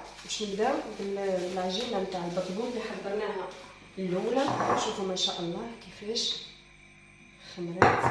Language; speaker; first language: Arabic; native; Arabic